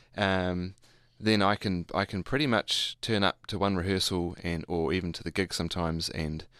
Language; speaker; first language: English; native; English